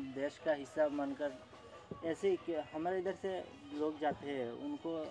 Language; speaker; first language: Hindi; non-native, local second language; Bangla